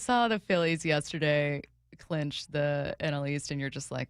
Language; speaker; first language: English; native; English